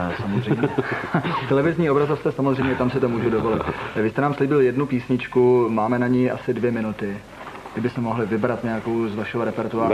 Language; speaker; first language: Czech; native; Czech